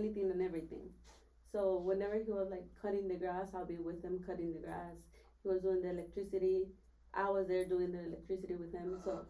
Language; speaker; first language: English; non-native, fluent; Spanish